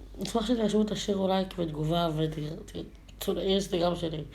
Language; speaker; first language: Hebrew; native; Hebrew